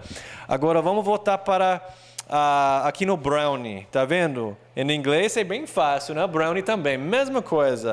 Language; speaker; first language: Portuguese; non-native, fluent; English